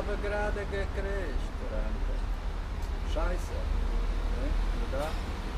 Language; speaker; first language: German; non-native, learner; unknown